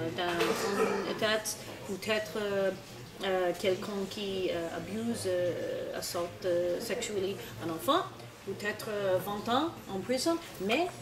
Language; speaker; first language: French; non-native, learner; English